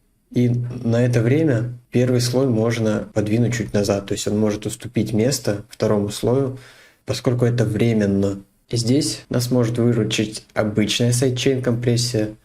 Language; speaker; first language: Russian; native; Russian